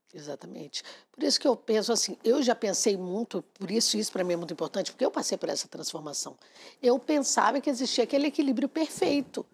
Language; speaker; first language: Portuguese; native; Portuguese